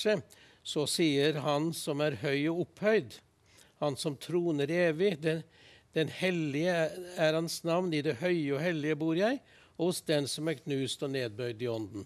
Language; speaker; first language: Norwegian; native; Norwegian